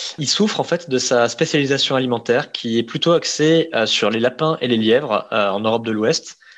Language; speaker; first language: French; native; French